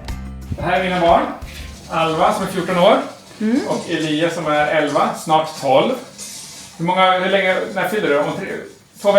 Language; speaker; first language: Swedish; native; Swedish